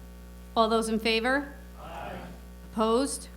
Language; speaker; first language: English; native; English